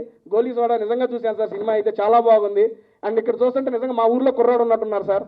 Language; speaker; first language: Telugu; native; Telugu